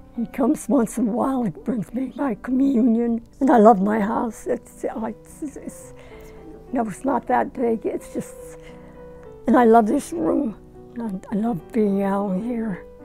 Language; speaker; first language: English; native; English